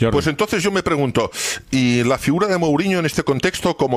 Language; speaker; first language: Spanish; native; Spanish